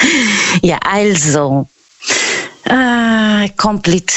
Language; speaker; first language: German; non-native, fluent; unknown